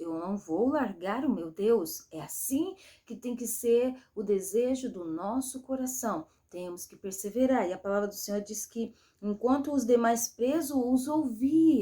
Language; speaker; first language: Portuguese; native; Portuguese